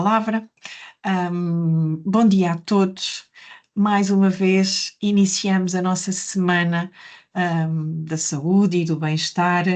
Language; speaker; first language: Portuguese; native; Portuguese